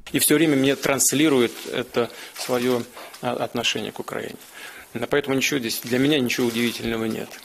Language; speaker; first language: Russian; native; Russian